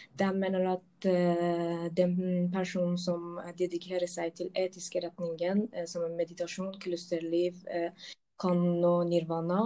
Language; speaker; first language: Norwegian; non-native, local second language; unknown